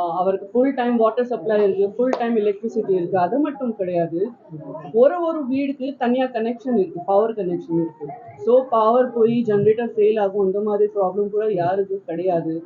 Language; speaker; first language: Tamil; non-native, local second language; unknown